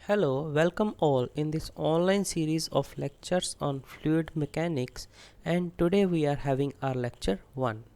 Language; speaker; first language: English; non-native, local second language; Punjabi